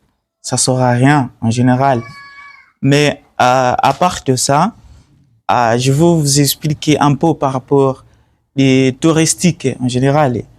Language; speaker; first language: French; non-native, learner; Swahili